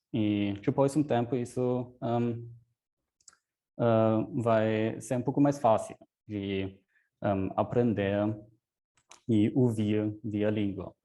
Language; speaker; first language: Portuguese; non-native, fluent; German